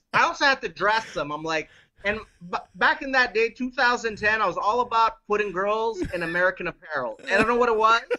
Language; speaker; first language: English; native; English